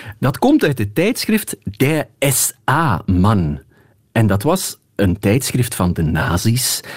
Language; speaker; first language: Dutch; native; Dutch